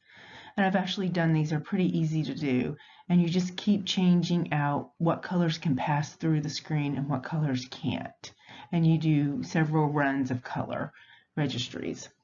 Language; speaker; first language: English; native; English